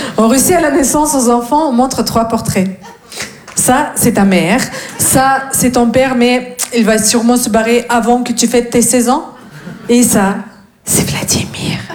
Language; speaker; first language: French; non-native, fluent; Russian